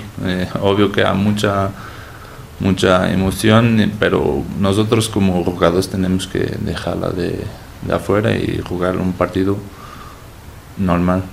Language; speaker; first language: Spanish; non-native, fluent; Portuguese